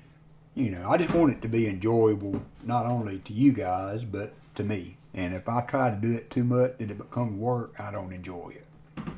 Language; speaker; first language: English; native; English